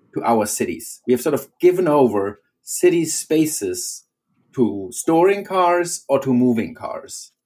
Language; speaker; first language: English; non-native, fluent; German